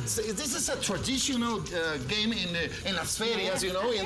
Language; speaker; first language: English; non-native, fluent; Spanish